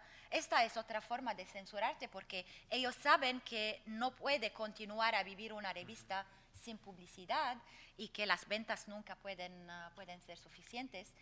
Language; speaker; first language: Spanish; non-native, fluent; Arabic